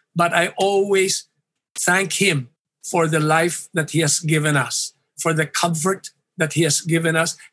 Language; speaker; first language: English; non-native, local second language; Hiligaynon